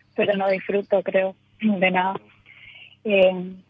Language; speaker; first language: Spanish; native; Spanish